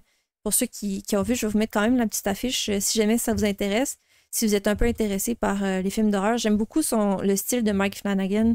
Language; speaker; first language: French; native; French